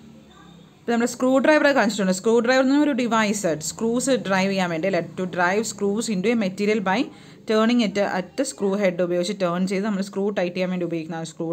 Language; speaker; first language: English; non-native, local second language; Malayalam